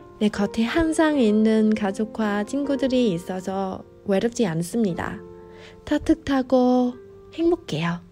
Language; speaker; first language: Korean; non-native, fluent; Vietnamese